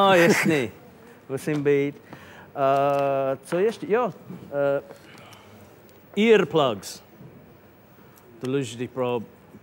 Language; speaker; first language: Czech; non-native, fluent; English